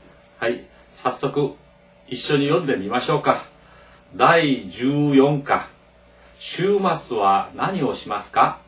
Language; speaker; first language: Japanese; non-native, fluent; Korean